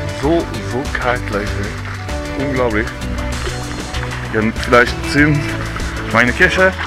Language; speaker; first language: German; non-native, fluent; French